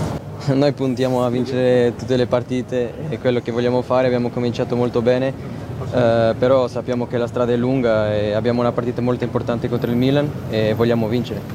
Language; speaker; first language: Italian; non-native, fluent; Portuguese